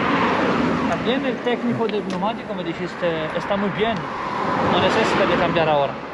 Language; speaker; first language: Spanish; non-native, learner; Italian